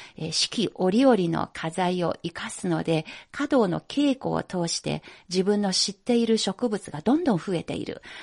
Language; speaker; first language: Japanese; non-native, fluent; Chinese